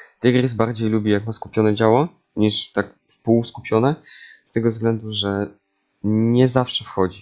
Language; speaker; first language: Polish; native; Polish